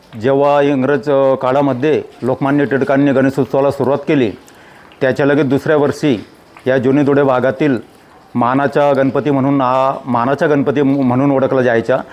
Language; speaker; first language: Marathi; native; Marathi